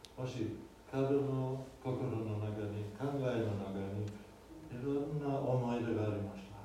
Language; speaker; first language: Japanese; non-native, fluent; German